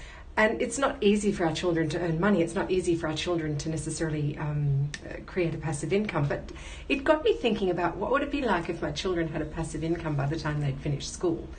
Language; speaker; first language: English; native; English